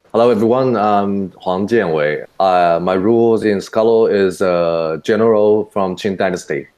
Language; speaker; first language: English; non-native, learner; Chinese